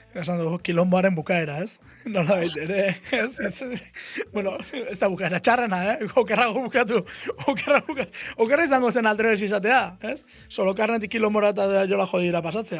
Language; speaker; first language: Basque; native; Basque